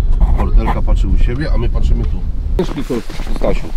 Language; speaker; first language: Polish; native; Polish